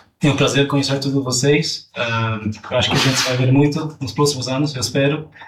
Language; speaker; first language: Portuguese; non-native, fluent; German